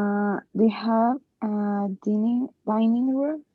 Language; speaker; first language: English; non-native, learner; Spanish